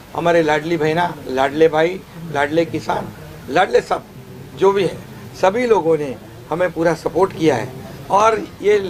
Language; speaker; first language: Hindi; non-native, local second language; Marathi